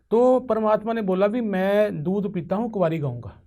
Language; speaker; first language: Hindi; non-native, local second language; Punjabi